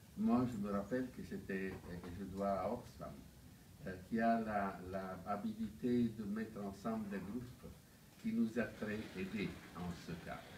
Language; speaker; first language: French; non-native, fluent; Italian